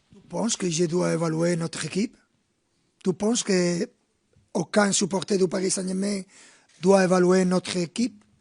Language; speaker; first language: French; non-native, fluent; Spanish